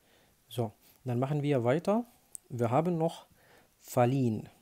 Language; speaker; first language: German; non-native, fluent; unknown